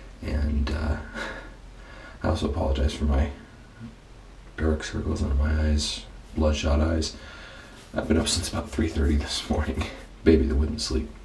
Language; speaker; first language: English; native; English